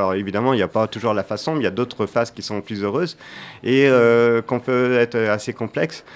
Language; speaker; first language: French; native; French